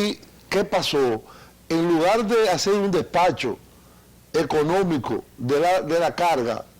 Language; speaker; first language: Spanish; native; Spanish